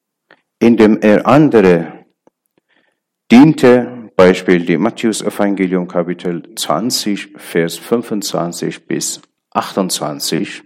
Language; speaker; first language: German; non-native, learner; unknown